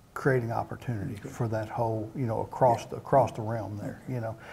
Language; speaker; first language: English; native; English